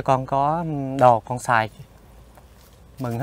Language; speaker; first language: Vietnamese; native; Vietnamese